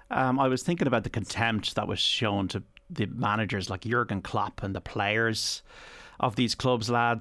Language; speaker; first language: English; native; English